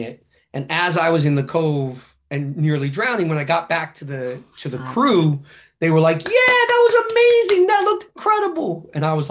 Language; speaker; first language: English; native; English